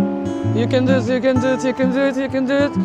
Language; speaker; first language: English; non-native, learner; Russian